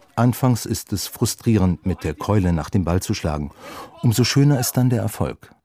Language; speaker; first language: German; native; German